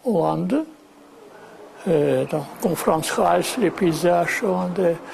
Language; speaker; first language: French; non-native, fluent; Russian